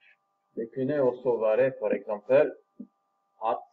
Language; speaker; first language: Norwegian; non-native, fluent; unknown